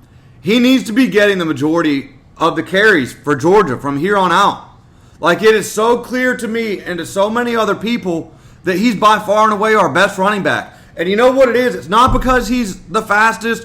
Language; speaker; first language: English; native; English